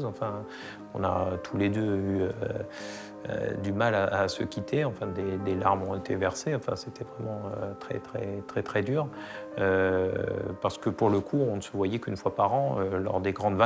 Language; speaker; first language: French; native; French